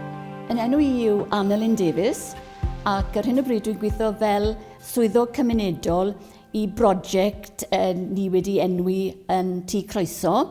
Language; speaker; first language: Welsh; native; Welsh